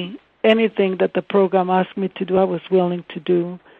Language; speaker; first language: English; non-native, fluent; Spanish